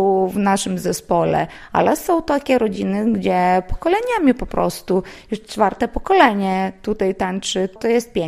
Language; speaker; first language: Polish; non-native, local second language; Lithuanian